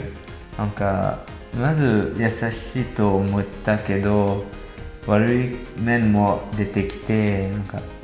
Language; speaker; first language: Japanese; non-native, learner; French